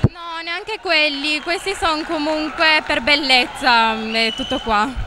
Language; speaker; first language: Italian; early bilingual, other home language; Bangla